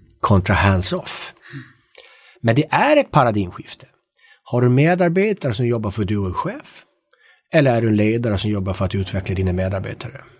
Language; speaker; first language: Swedish; native; Swedish